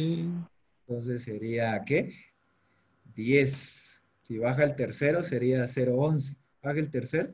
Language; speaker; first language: Spanish; native; Spanish